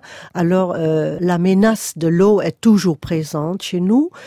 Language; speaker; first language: French; non-native, fluent; Dutch